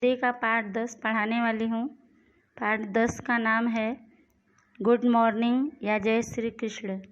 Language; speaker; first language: Hindi; non-native, local second language; Gujarati